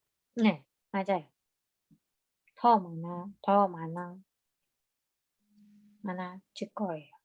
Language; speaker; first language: Korean; non-native, learner; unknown